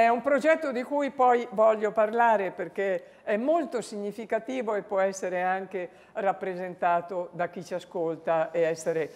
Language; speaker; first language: Italian; native; Italian